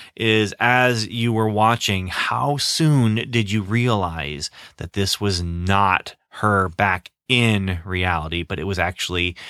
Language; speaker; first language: English; native; English